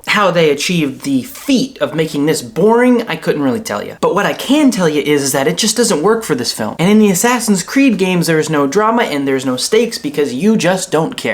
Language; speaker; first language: English; native; English